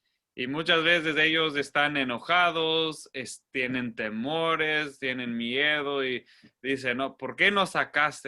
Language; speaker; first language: Spanish; non-native, fluent; English